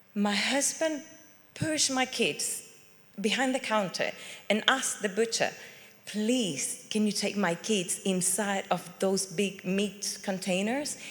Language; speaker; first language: English; non-native, fluent; Spanish